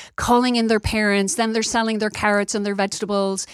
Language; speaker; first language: English; native; English